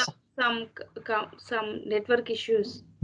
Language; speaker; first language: English; non-native, learner; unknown